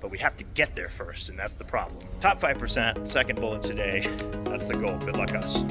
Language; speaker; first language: English; native; English